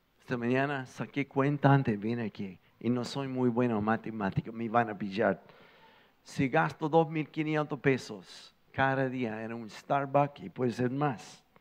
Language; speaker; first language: Spanish; non-native, fluent; English